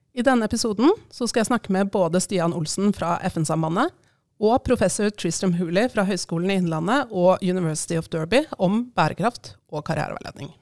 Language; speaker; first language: Norwegian; native; Norwegian